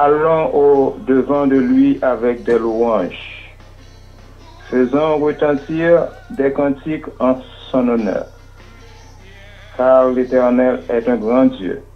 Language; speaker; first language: French; non-native, local second language; Haitian Creole